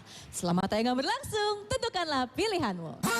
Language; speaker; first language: Indonesian; native; Indonesian